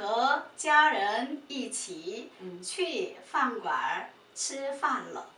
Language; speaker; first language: Chinese; non-native, fluent; Korean